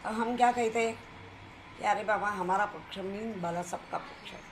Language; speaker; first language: Hindi; non-native, local second language; Marathi